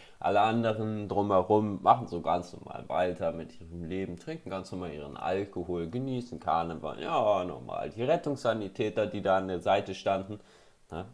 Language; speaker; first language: German; native; German